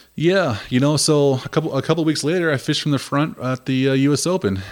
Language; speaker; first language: English; native; English